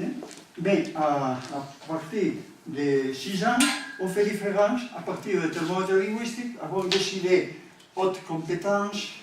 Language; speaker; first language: French; non-native, learner; Catalan